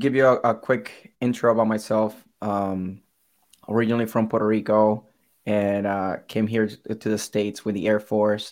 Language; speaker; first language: English; non-native, fluent; Spanish